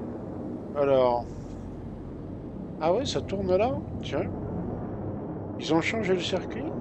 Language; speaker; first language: French; native; French